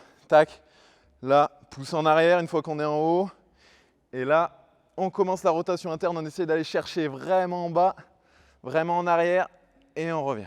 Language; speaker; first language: French; native; French